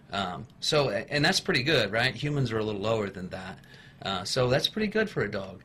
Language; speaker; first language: English; native; English